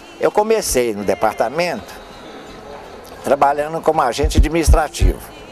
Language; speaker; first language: Portuguese; native; Portuguese